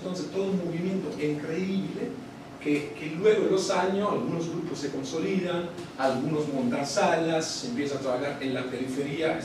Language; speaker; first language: Spanish; non-native, fluent; Italian